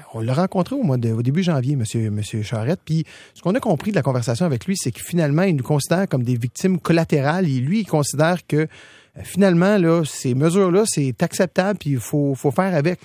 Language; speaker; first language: French; native; French